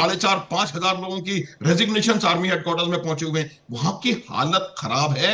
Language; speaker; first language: Hindi; native; Hindi